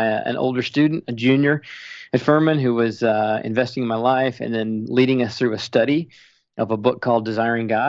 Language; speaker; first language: English; native; English